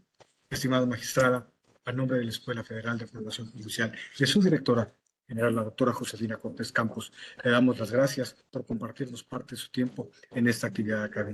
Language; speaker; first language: Spanish; native; Spanish